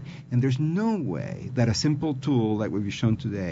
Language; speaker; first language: English; non-native, fluent; Spanish